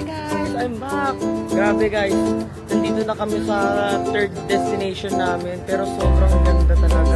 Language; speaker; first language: Filipino; native; Filipino